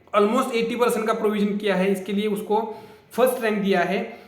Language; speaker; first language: Hindi; non-native, local second language; Marathi